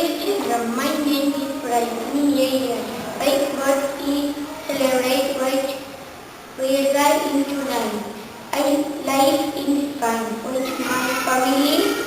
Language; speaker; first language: English; non-native, learner; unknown